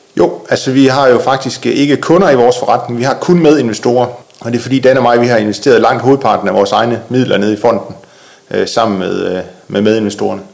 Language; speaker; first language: Danish; native; Danish